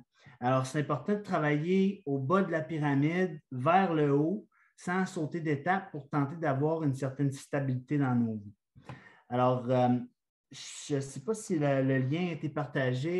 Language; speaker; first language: French; native; French